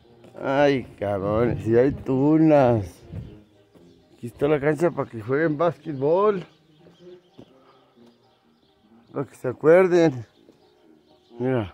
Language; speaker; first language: Spanish; native; Spanish